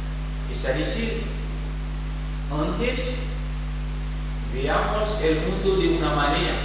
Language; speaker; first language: Spanish; non-native, fluent; French